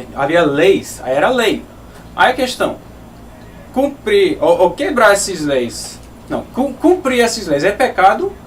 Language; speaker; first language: Portuguese; non-native, fluent; English